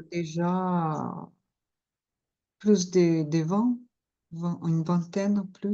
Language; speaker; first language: French; non-native, learner; Portuguese